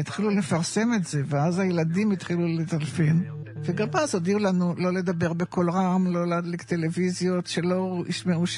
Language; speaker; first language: Hebrew; native; Hebrew